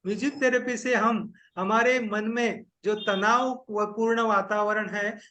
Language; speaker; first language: Hindi; non-native, local second language; Marathi